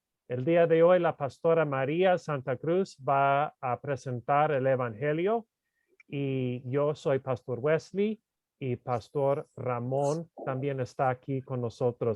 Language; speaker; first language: Spanish; non-native, fluent; English